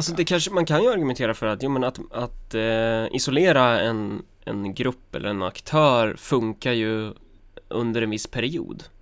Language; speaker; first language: Swedish; native; Swedish